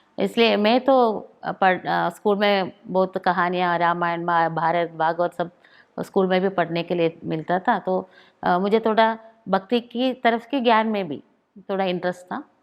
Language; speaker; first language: Hindi; non-native, local second language; Malayalam